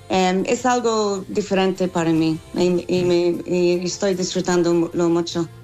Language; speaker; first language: Spanish; non-native, fluent; English